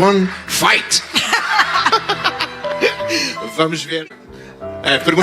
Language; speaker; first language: Portuguese; native; Portuguese